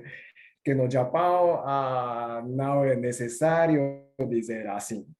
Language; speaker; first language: Portuguese; non-native, learner; Japanese